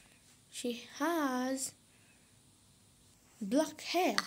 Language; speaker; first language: English; non-native, fluent; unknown